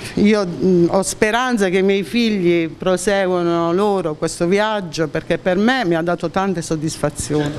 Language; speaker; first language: Italian; native; Italian